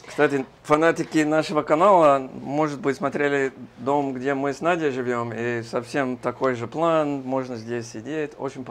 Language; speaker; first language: Russian; non-native, learner; English